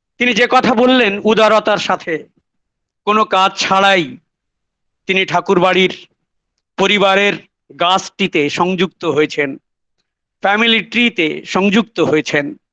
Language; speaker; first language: Bangla; native; Bangla